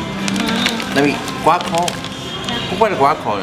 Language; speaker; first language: Vietnamese; non-native, learner; Korean